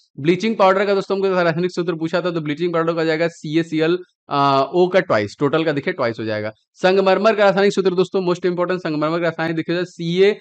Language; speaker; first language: Hindi; native; Hindi